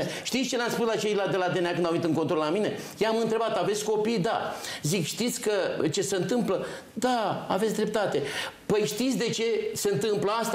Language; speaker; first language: Romanian; native; Romanian